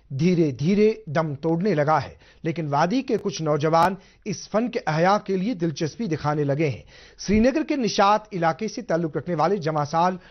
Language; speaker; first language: Urdu; non-native, local second language; Kashmiri